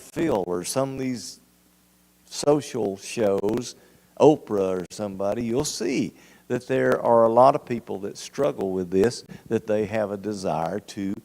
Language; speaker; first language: English; native; English